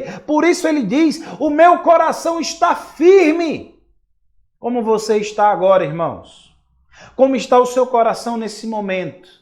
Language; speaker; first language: Portuguese; native; Portuguese